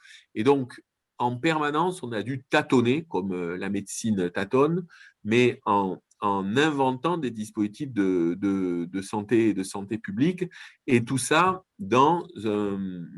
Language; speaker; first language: French; native; French